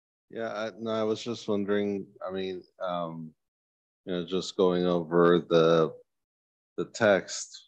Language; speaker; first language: English; native; English